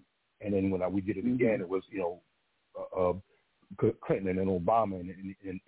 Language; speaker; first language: English; non-native, local second language; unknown